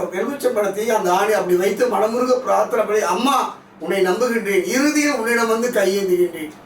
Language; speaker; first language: Tamil; native; Tamil